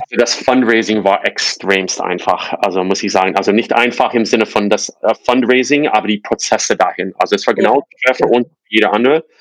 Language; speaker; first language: German; non-native, fluent; English